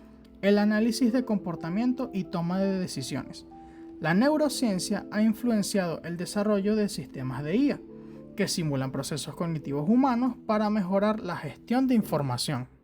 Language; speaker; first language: Spanish; native; Spanish